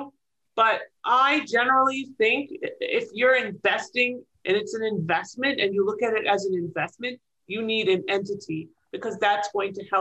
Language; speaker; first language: English; native; English